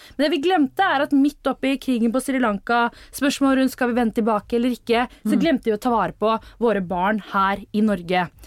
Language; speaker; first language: Norwegian; early bilingual, other home language; Tamil